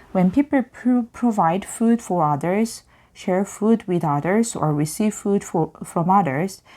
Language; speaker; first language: English; non-native, fluent; Korean